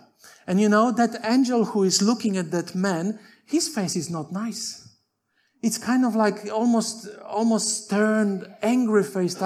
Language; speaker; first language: English; non-native, fluent; Polish